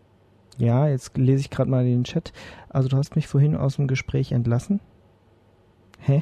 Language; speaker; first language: German; native; German